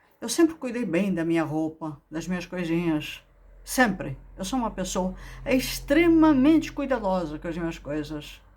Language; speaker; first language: Portuguese; native; Portuguese